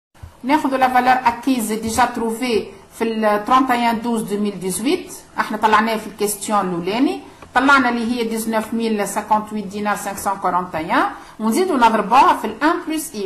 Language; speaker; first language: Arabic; native; Arabic